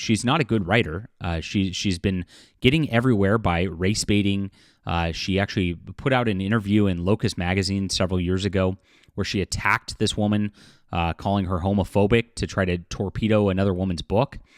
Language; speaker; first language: English; native; English